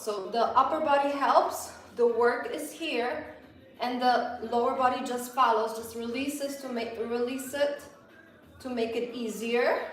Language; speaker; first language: English; non-native, fluent; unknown